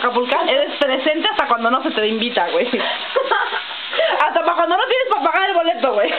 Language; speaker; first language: Spanish; native; Spanish